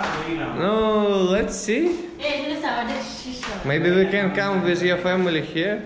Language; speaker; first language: English; non-native, learner; Russian